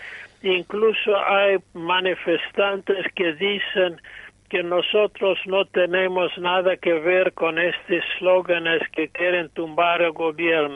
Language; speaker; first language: Spanish; non-native, fluent; English